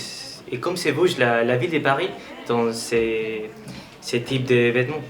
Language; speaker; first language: French; non-native, learner; Spanish